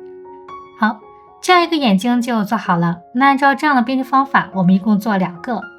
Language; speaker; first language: Chinese; native; Chinese